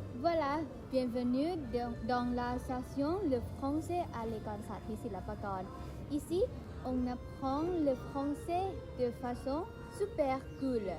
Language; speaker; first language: French; non-native, learner; Thai